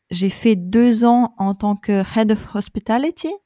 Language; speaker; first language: French; non-native, fluent; Russian